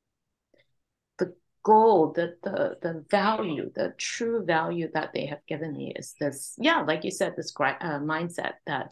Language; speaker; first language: English; non-native, local second language; Cantonese